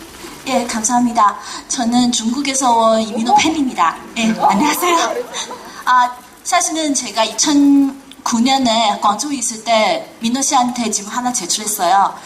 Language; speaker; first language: Korean; non-native, fluent; Chinese